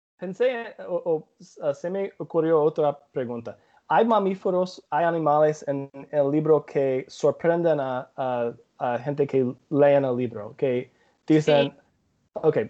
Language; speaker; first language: Spanish; non-native, learner; English